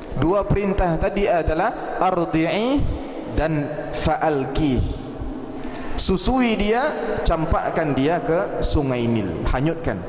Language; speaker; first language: Malay; native; Malay